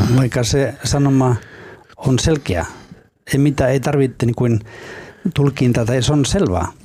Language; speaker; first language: Finnish; non-native, fluent; Spanish